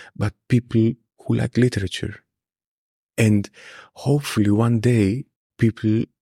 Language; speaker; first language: English; non-native, fluent; Greek